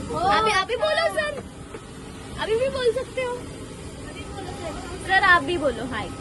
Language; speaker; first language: Hindi; non-native, local second language; Telugu